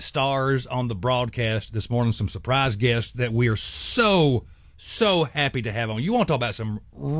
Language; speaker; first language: English; native; English